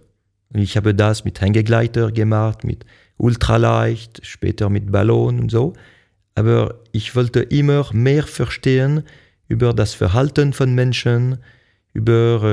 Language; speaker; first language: German; non-native, local second language; French